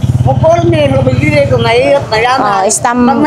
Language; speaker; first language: Filipino; native; Filipino